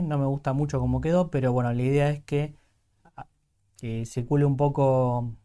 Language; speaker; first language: Spanish; native; Spanish